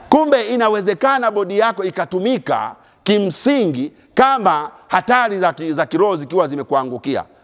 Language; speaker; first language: Swahili; native; Swahili